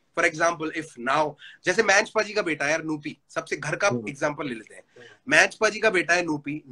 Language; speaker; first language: Hindi; native; Hindi